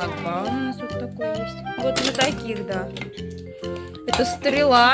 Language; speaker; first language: Russian; native; Russian